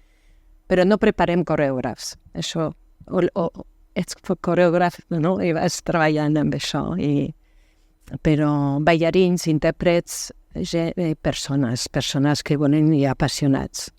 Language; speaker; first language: Catalan; non-native, fluent; French